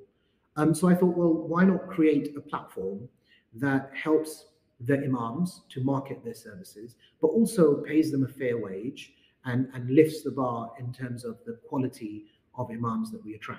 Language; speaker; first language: English; native; English